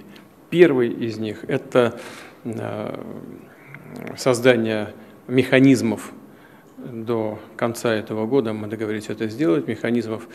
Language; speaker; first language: Russian; native; Russian